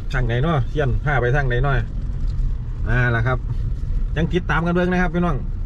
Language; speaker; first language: Thai; non-native, local second language; Northeastern Thai